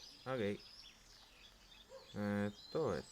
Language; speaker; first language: Spanish; native; Spanish